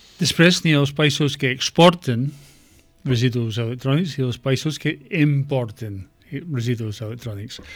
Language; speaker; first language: Catalan; non-native, fluent; English